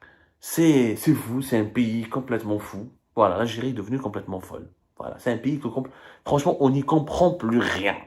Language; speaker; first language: French; non-native, local second language; Arabic